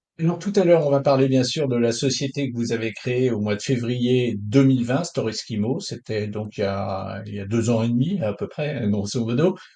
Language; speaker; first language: French; native; French